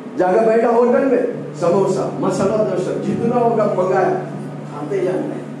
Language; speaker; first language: Hindi; non-native, local second language; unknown